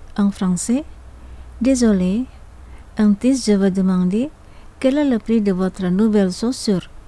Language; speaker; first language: French; non-native, fluent; Indonesian